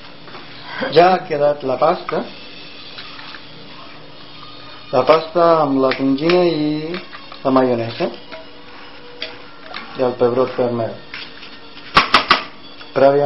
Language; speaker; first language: Catalan; non-native, learner; Spanish